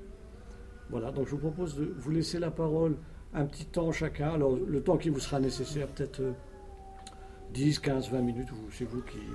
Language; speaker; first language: French; native; French